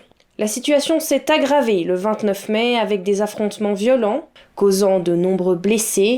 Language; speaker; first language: French; native; French